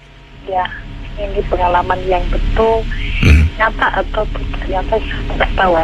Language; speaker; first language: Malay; non-native, learner; Indonesian